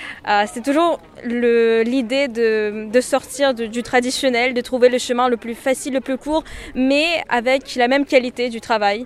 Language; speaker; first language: French; non-native, fluent; Russian